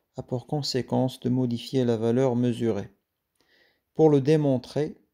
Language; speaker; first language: French; non-native, local second language; Arabic